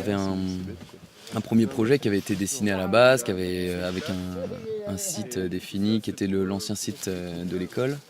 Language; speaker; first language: French; native; French